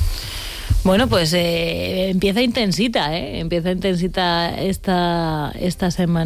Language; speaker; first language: Spanish; native; Spanish